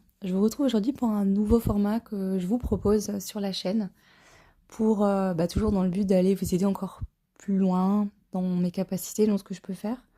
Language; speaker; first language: French; native; French